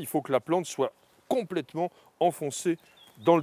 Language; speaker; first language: French; native; French